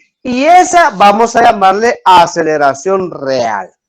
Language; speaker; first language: Spanish; native; Spanish